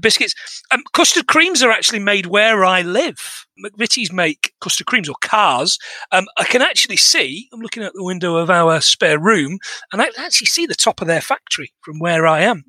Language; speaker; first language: English; native; English